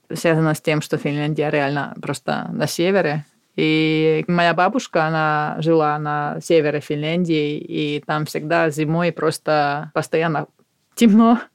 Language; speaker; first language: Russian; non-native, fluent; Finnish